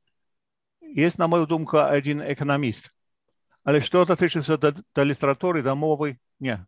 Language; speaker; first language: Belarusian; non-native, fluent; English